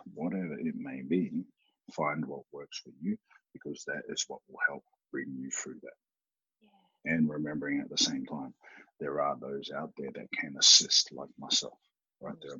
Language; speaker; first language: English; native; English